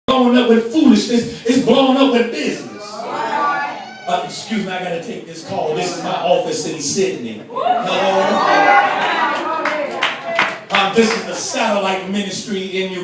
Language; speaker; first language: English; native; English